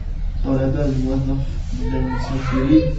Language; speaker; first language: Arabic; non-native, learner; French